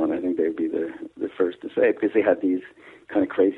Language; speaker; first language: English; native; English